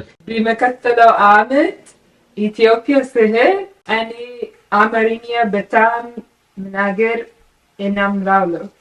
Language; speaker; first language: Amharic; non-native, learner; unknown